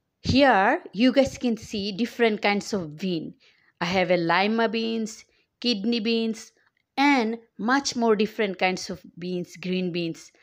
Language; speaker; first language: English; non-native, local second language; Bangla